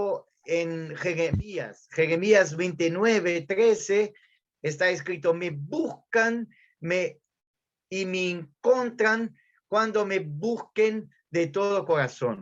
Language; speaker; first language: Spanish; non-native, learner; Portuguese